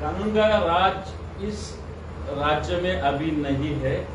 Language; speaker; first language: Hindi; non-native, local second language; Marathi